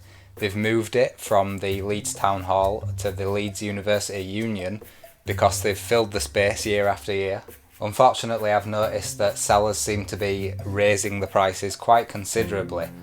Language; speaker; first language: English; native; English